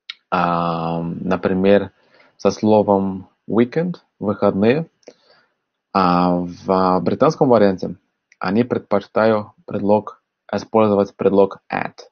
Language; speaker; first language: Russian; non-native, fluent; Portuguese